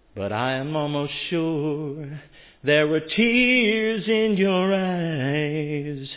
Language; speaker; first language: English; native; English